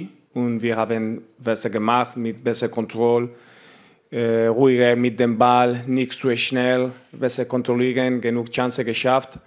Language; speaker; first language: German; non-native, learner; Spanish